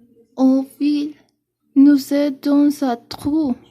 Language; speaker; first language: French; non-native, learner; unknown